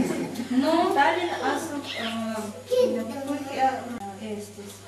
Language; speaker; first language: Estonian; non-native, learner; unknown